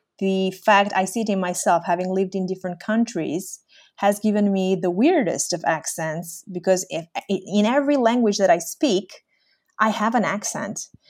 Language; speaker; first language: English; native; English